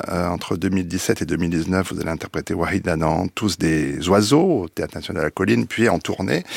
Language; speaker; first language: French; native; French